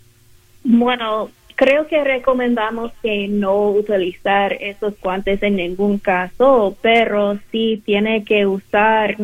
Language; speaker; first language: Spanish; non-native, learner; English